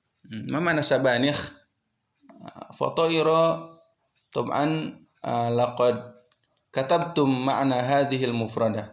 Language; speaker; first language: Arabic; non-native, fluent; Indonesian